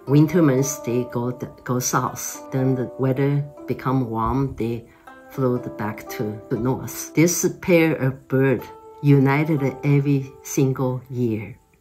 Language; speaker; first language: English; non-native, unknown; Chinese